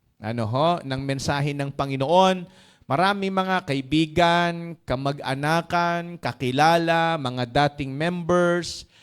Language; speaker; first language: Filipino; native; Filipino